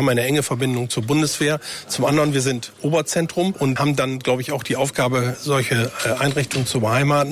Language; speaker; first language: German; native; German